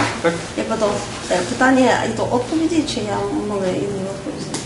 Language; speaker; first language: Polish; non-native, learner; Russian